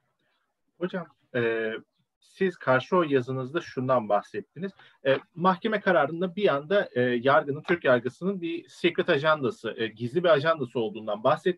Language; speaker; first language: Turkish; native; Turkish